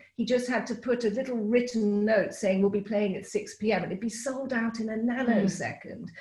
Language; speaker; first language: English; native; English